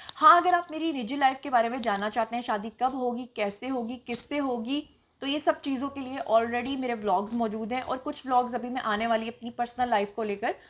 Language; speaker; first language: Urdu; non-native, local second language; Punjabi